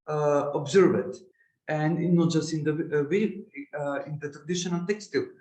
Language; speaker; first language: English; non-native, learner; Macedonian